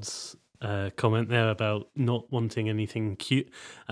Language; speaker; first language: English; native; English